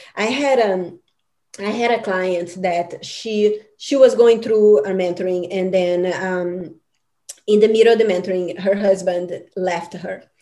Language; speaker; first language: English; non-native, fluent; Portuguese